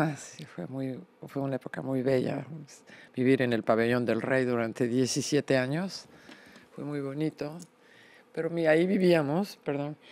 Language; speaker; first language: Spanish; native; Spanish